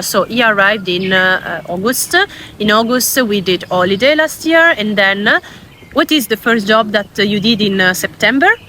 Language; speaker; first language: English; non-native, fluent; Italian